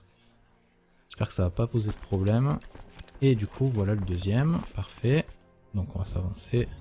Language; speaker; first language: French; native; French